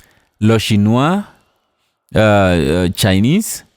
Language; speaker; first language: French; non-native, fluent; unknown